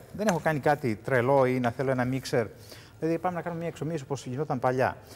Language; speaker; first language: Greek; non-native, fluent; Italian